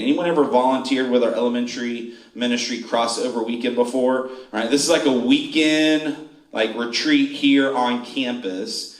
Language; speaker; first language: English; native; English